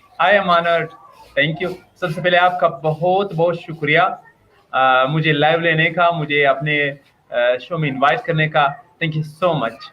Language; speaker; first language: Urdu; non-native, local second language; Pashto